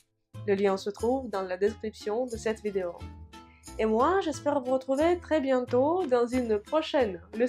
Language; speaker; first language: French; non-native, fluent; Russian